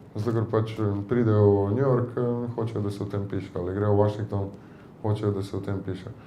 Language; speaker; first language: Slovenian; native; Slovenian